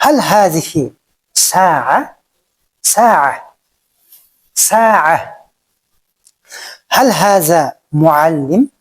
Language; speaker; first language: Arabic; non-native, fluent; Kyrgyz